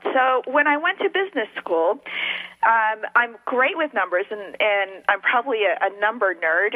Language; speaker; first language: English; early bilingual, other home language; Spanish